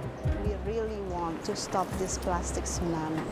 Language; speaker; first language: English; non-native, fluent; Indonesian